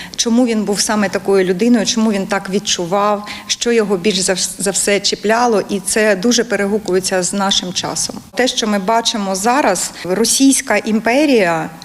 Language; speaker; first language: Ukrainian; non-native, local second language; Russian